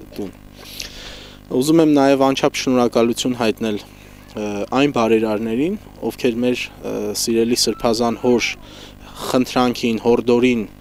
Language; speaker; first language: Armenian; native; Armenian